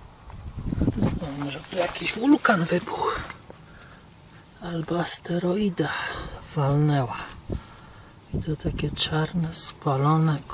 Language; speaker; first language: Polish; early bilingual, heritage; Polish